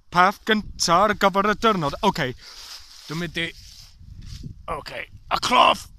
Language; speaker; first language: Welsh; non-native, learner; English